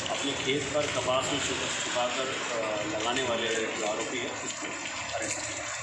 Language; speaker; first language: Hindi; native; Hindi